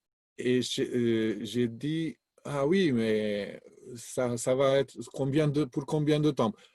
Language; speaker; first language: French; non-native, fluent; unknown